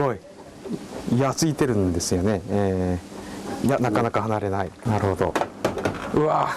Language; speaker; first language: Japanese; non-native, fluent; Korean